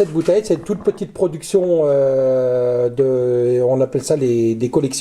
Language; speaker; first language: French; native; French